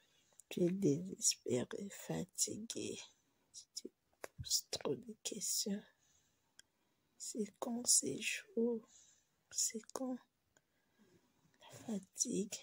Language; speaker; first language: French; non-native, local second language; Lingala